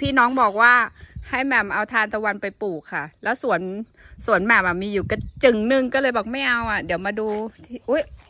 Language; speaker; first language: Thai; native; Thai